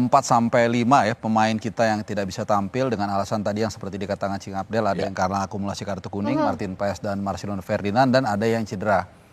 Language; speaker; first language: Indonesian; native; Indonesian